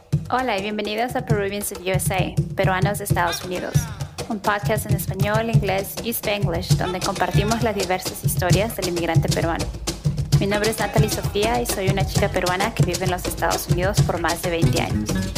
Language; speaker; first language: Spanish; native; Spanish